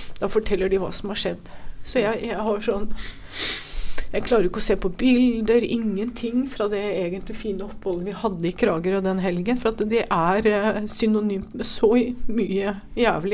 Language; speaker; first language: Norwegian; native; Norwegian